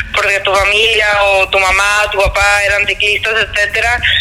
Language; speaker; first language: Spanish; native; Spanish